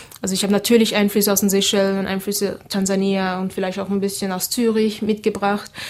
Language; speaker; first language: German; early bilingual, other home language; Seselwa Creole French